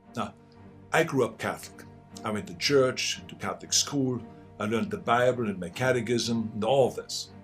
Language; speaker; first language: English; non-native, fluent; German